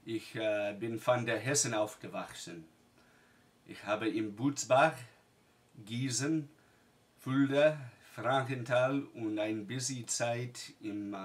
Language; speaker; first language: German; early bilingual, other home language; English